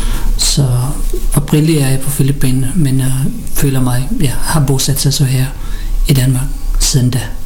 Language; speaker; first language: Danish; early bilingual, other home language; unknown